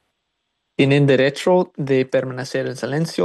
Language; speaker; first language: Spanish; non-native, learner; English